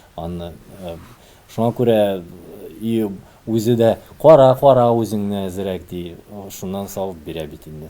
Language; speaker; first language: Tatar; early bilingual, heritage; Tatar